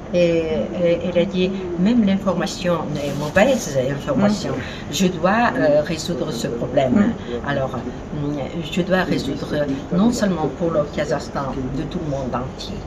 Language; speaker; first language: French; non-native, learner; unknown